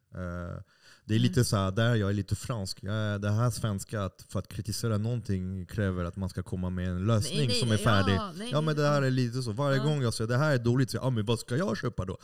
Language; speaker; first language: Swedish; non-native, fluent; French